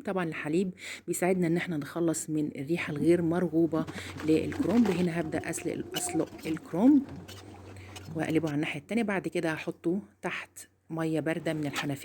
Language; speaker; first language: Arabic; native; Arabic